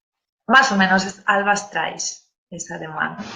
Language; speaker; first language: Spanish; native; Spanish